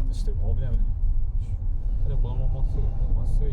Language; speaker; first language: Japanese; native; Japanese